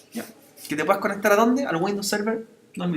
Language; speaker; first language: Spanish; native; Spanish